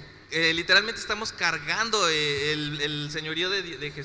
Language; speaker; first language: Spanish; native; Spanish